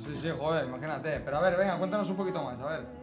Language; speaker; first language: Spanish; native; Spanish